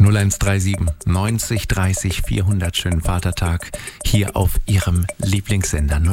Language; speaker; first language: German; native; German